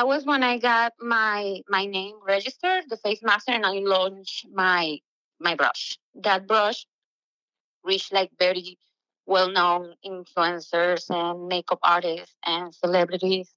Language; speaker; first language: English; non-native, fluent; Spanish